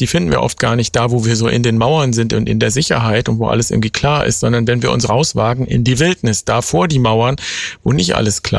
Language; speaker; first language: German; native; German